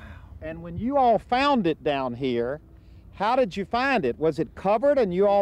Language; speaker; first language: English; native; English